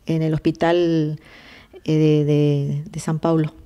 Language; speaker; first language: Spanish; native; Spanish